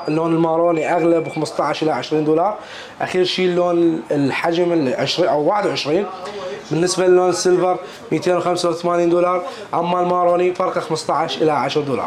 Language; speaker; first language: Arabic; native; Arabic